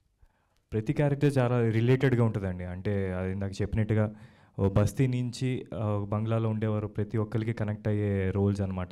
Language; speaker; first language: Telugu; native; Telugu